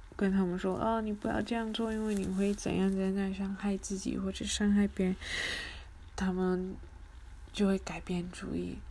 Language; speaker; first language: Chinese; early bilingual, other home language; English